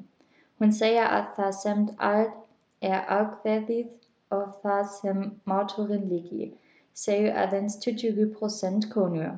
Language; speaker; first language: Icelandic; non-native, learner; German